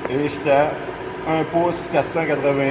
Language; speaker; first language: French; native; French